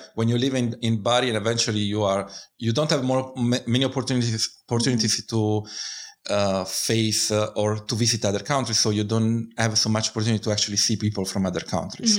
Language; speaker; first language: English; non-native, fluent; Italian